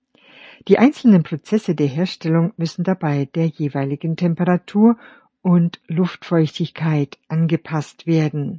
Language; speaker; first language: German; native; German